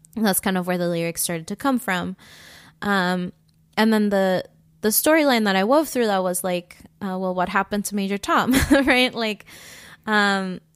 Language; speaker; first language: English; early bilingual, other home language; Spanish